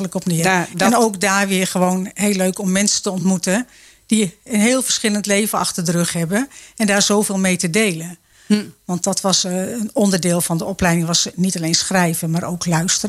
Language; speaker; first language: Dutch; native; Dutch